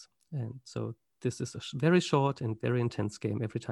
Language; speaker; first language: English; non-native, fluent; German